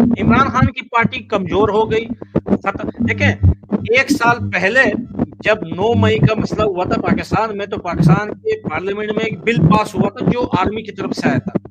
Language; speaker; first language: Hindi; non-native, fluent; Pashto